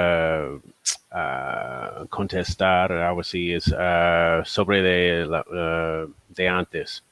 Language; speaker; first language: Spanish; non-native, learner; English